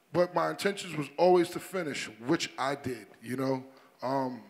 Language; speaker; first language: English; native; English